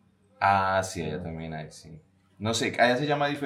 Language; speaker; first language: Portuguese; non-native, learner; Spanish